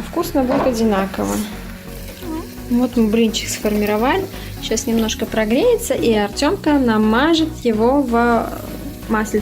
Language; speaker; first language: Russian; native; Russian